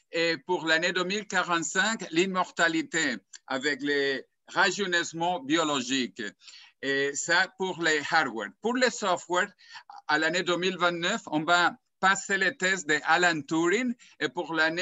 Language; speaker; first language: French; non-native, fluent; Spanish